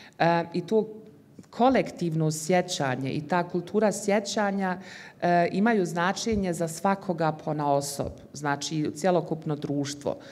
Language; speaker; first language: Bosnian; early bilingual, heritage; Bosnian